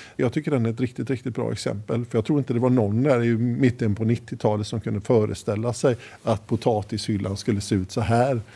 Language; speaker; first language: Swedish; native; Swedish